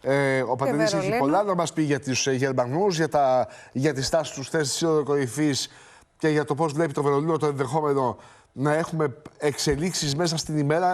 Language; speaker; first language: Greek; native; Greek